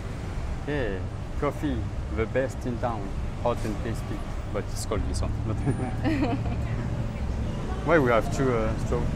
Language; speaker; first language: English; non-native, fluent; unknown